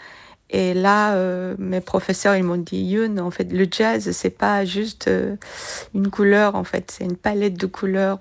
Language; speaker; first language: French; non-native, fluent; Korean